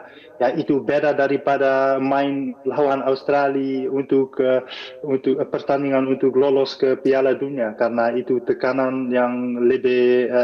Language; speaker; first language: Indonesian; non-native, fluent; Dutch